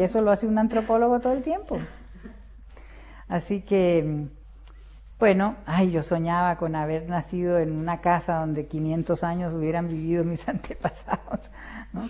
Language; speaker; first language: Spanish; early bilingual, other home language; Russian